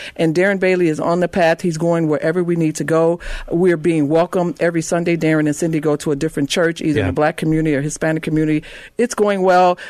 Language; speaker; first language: English; native; English